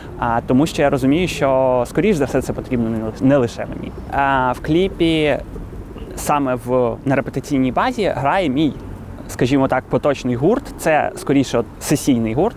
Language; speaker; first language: Ukrainian; non-native, local second language; Russian